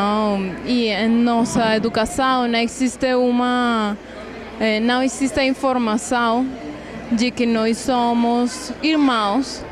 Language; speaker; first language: Portuguese; non-native, fluent; Spanish